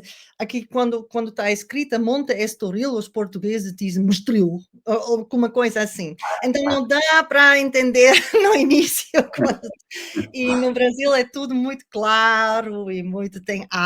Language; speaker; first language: Portuguese; non-native, learner; Dutch